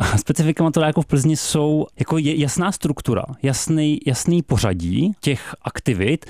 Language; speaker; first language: Czech; native; Czech